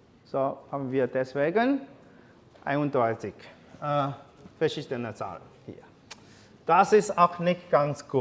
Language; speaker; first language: German; non-native, learner; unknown